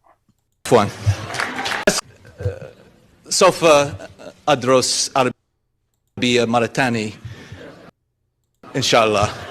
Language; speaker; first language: Arabic; non-native, learner; English